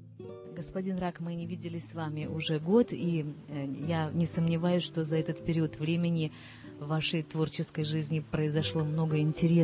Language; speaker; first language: Russian; native; Russian